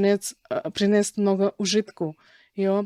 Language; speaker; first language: Czech; non-native, fluent; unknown